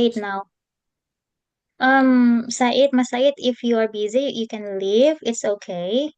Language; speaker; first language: English; non-native, fluent; Indonesian